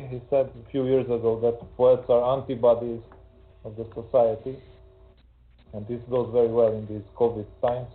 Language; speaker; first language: English; non-native, fluent; Hungarian